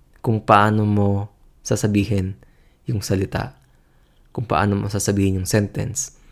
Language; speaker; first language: Filipino; native; Filipino